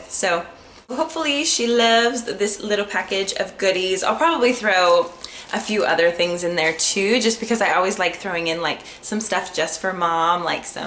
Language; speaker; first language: English; native; English